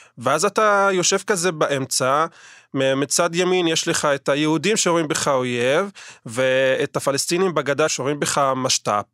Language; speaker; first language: Hebrew; non-native, local second language; Arabic